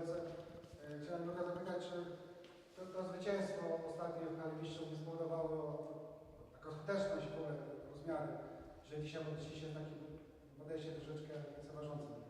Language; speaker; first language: Polish; native; Polish